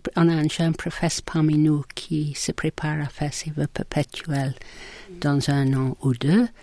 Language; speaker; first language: French; non-native, fluent; English